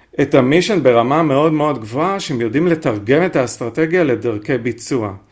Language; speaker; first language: Hebrew; native; Hebrew